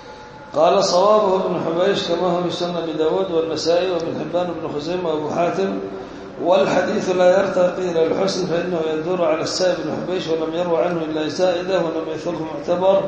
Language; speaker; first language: Arabic; native; Arabic